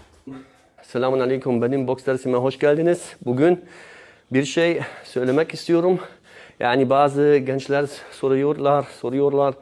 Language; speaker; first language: Turkish; non-native, learner; Polish